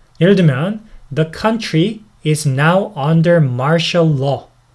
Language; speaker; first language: English; non-native, fluent; Korean